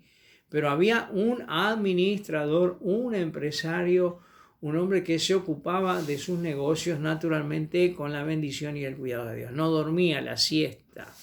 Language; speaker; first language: Spanish; native; Spanish